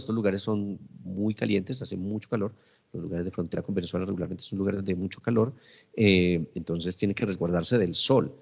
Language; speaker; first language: Spanish; native; Spanish